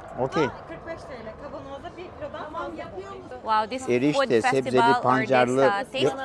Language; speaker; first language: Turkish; non-native, learner; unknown